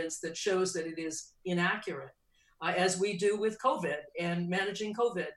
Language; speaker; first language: English; native; English